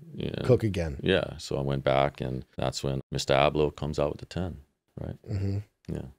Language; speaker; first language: English; native; English